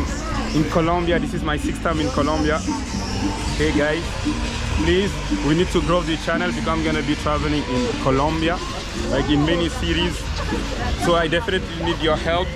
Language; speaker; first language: English; non-native, fluent; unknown